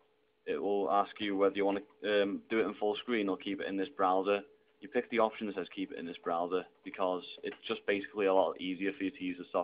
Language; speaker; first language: English; native; English